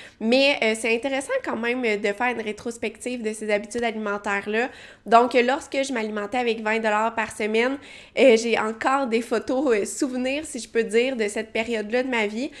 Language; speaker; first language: French; native; French